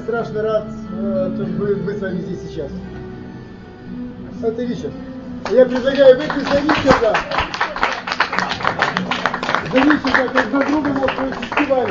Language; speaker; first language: Russian; native; Russian